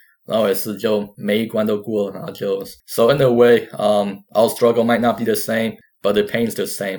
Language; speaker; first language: English; non-native, fluent; Chinese